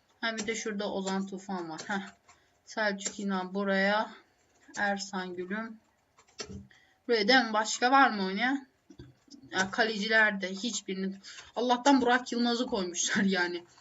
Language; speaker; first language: Turkish; native; Turkish